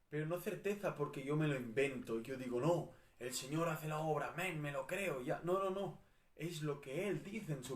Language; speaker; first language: Spanish; native; Spanish